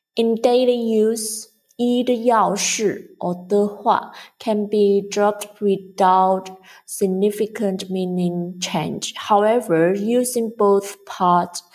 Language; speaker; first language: English; non-native, fluent; Chinese